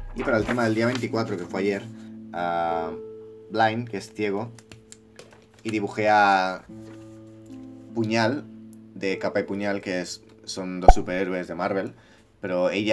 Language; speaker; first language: Spanish; native; Spanish